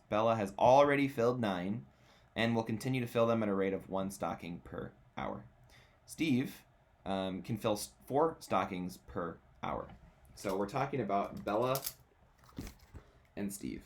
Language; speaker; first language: English; native; English